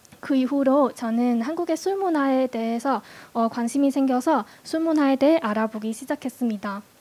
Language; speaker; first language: Korean; non-native, fluent; Cantonese